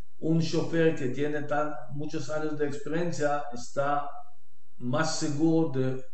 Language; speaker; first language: Spanish; non-native, learner; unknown